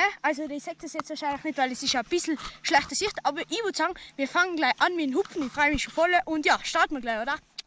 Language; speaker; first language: German; native; German